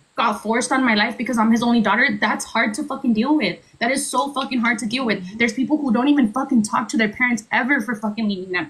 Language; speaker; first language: English; early bilingual, other home language; Spanish